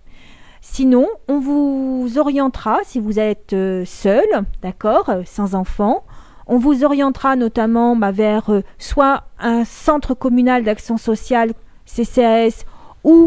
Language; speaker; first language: French; native; French